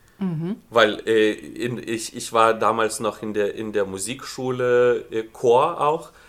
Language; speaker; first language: German; non-native, fluent; Lithuanian